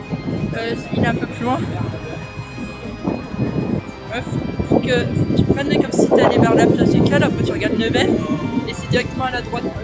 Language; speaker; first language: French; native; French